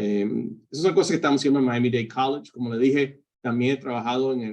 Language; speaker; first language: Spanish; early bilingual, heritage; Spanish